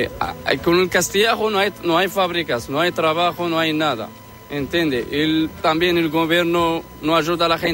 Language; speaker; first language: Spanish; non-native, learner; Arabic